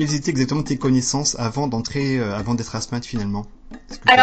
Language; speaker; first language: French; native; French